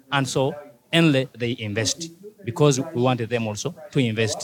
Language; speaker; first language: English; non-native, local second language; Ganda